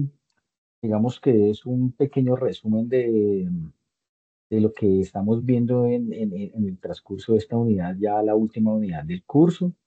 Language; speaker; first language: Spanish; native; Spanish